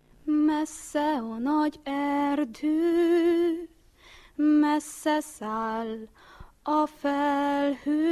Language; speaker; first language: Hungarian; native; Hungarian